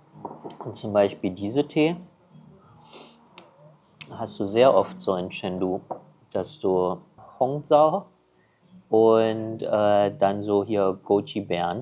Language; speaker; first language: German; non-native, fluent; Chinese